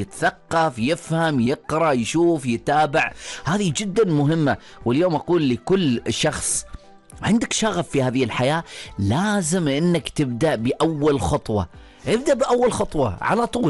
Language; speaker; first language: Arabic; native; Arabic